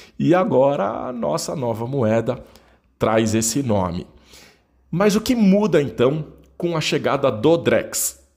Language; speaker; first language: Portuguese; native; Portuguese